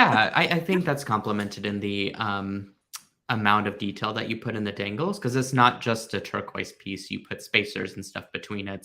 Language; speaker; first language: English; native; English